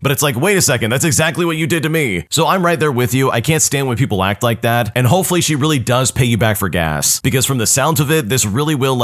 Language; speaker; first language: English; native; English